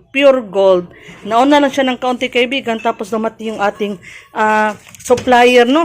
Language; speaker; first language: Filipino; non-native, local second language; Cebuano